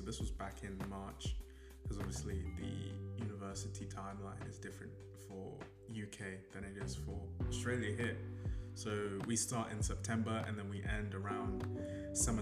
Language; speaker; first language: English; native; English